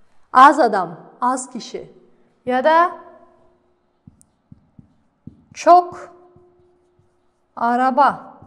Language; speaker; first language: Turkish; non-native, fluent; Kazakh